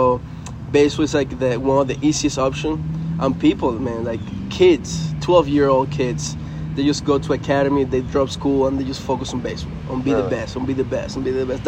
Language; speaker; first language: English; non-native, fluent; Spanish